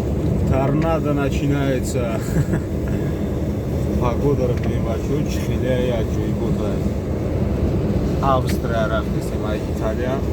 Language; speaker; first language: Russian; non-native, local second language; Tajik